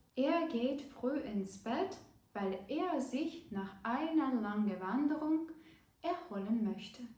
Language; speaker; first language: German; non-native, fluent; Ukrainian